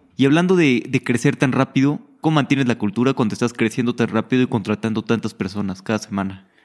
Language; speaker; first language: Spanish; native; Spanish